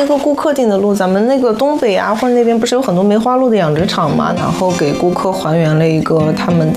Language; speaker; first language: Chinese; native; Chinese